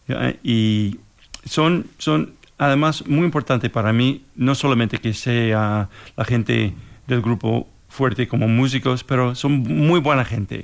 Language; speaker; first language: Spanish; non-native, fluent; English